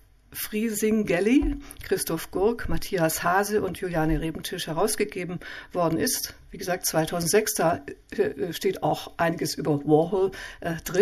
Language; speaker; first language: German; native; German